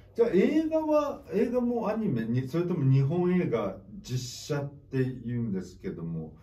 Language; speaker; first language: Japanese; native; Japanese